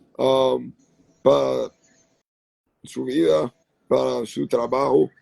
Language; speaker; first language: Spanish; non-native, learner; English